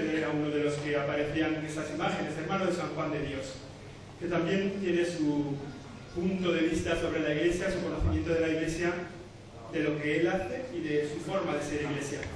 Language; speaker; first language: Spanish; native; Spanish